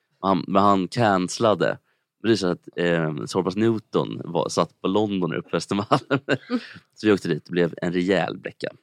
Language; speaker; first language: Swedish; native; Swedish